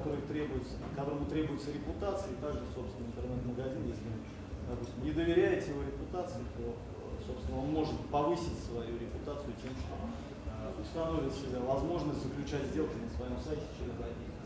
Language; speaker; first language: Russian; native; Russian